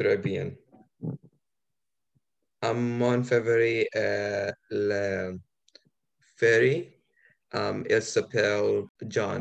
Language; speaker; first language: French; non-native, learner; English